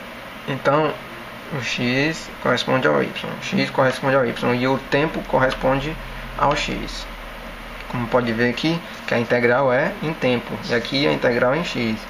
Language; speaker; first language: Portuguese; native; Portuguese